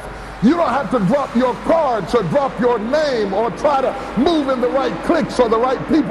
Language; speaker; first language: English; native; English